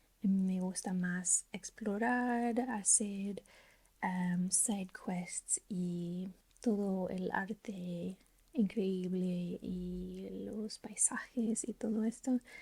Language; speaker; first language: Spanish; non-native, learner; English